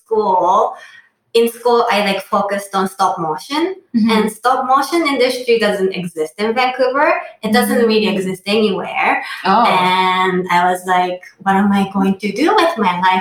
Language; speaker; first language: English; non-native, fluent; Japanese